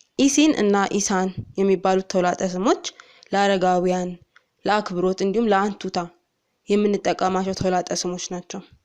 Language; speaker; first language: Amharic; non-native, local second language; Oromo